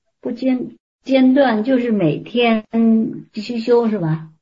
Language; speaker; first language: Chinese; native; Chinese